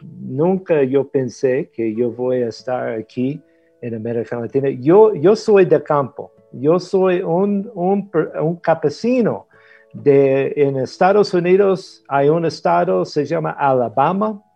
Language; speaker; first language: Spanish; non-native, fluent; English